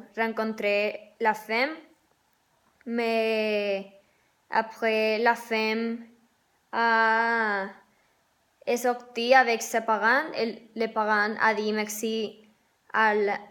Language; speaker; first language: French; non-native, learner; Spanish